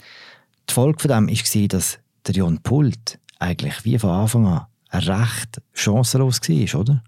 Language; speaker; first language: German; native; German